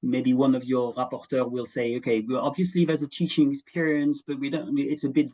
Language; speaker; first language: English; non-native, fluent; French